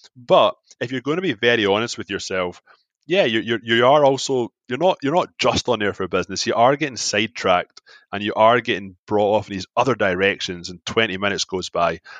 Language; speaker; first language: English; native; English